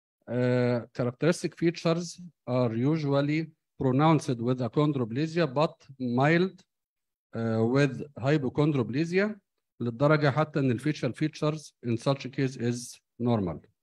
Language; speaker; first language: English; non-native, fluent; Arabic